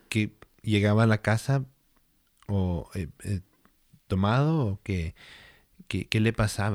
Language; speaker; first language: Spanish; early bilingual, heritage; Spanish